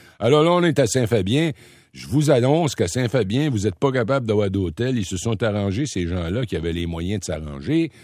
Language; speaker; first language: French; native; French